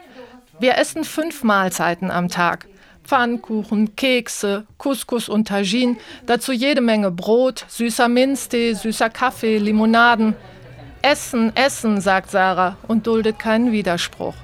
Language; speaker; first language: German; native; German